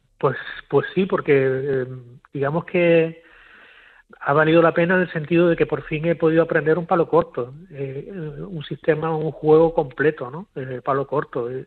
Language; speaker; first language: Spanish; native; Spanish